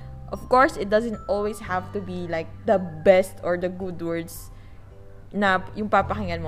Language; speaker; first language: English; non-native, local second language; Filipino